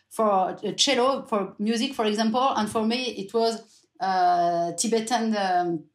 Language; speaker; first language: English; non-native, fluent; French